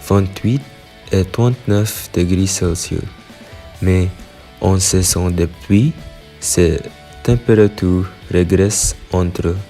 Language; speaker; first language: French; non-native, learner; Filipino